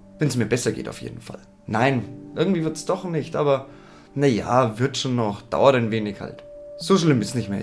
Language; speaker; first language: German; native; German